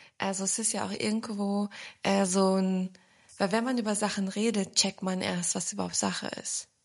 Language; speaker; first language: German; early bilingual, other home language; Turkish